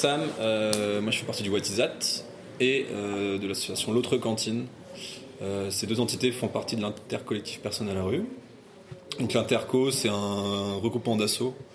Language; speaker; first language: French; native; French